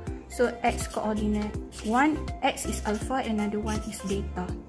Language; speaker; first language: English; non-native, local second language; Malay